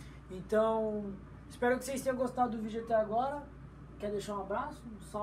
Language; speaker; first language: Portuguese; native; Portuguese